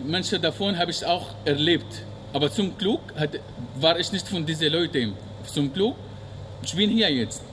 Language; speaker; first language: German; non-native, learner; Arabic